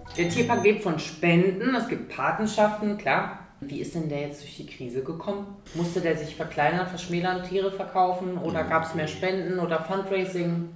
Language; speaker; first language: German; native; German